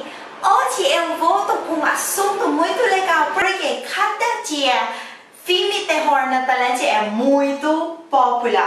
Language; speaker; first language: Portuguese; non-native, learner; Thai